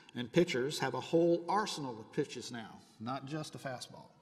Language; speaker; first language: English; native; English